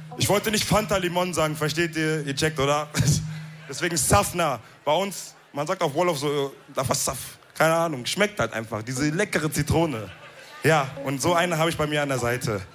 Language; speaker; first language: German; early bilingual, other home language; Wolof